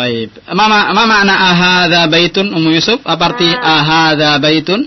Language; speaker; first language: Arabic; non-native, fluent; Indonesian